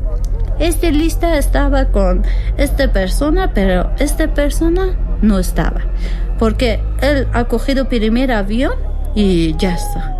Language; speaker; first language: Spanish; non-native, learner; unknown